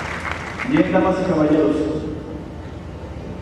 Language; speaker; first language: Spanish; native; Spanish